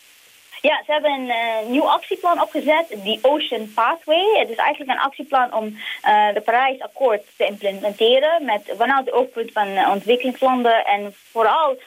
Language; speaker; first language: Dutch; non-native, fluent; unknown